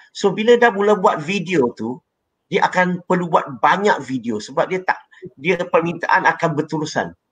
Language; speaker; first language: Malay; non-native, local second language; Chinese